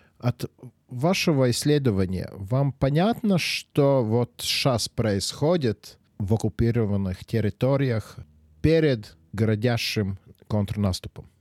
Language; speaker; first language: Russian; non-native, local second language; Latvian